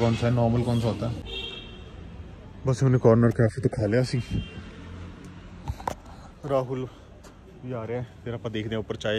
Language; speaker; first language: Hindi; non-native, local second language; Punjabi